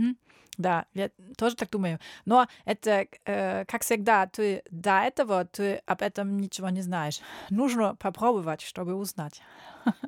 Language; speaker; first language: Russian; non-native, learner; German